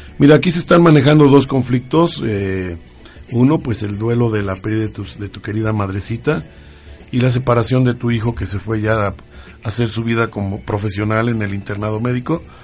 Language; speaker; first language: Spanish; native; Spanish